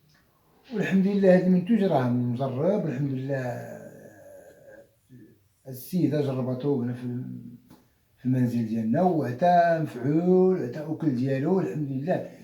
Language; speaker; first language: Arabic; native; Arabic